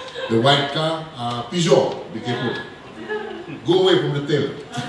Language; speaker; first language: English; non-native, local second language; Malay